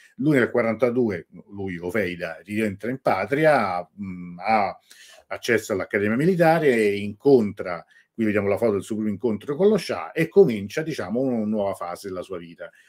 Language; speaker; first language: Italian; native; Italian